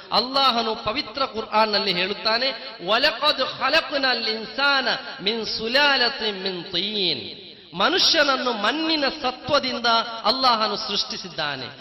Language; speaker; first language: Kannada; non-native, local second language; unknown